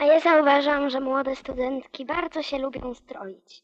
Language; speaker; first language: Polish; native; Polish